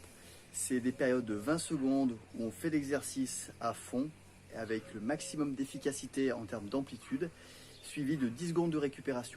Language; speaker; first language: French; native; French